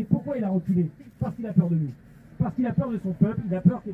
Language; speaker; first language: French; native; French